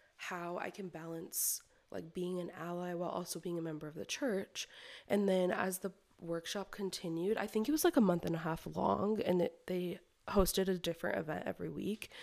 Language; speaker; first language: English; native; English